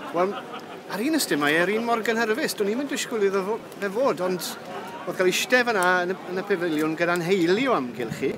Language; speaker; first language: Welsh; native; Welsh